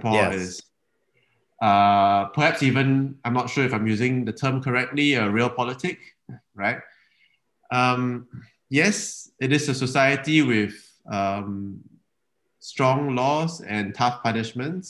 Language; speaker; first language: English; native; English